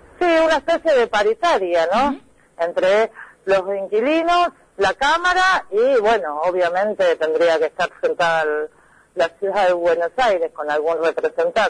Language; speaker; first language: Spanish; native; Spanish